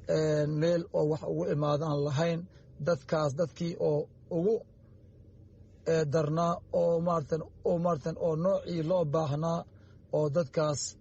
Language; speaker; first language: Somali; non-native, local second language; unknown